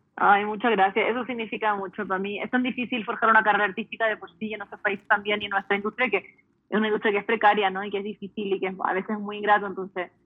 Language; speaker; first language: Spanish; early bilingual, heritage; Spanish